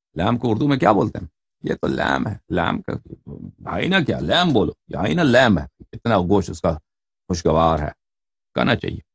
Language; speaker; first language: Urdu; non-native, fluent; Persian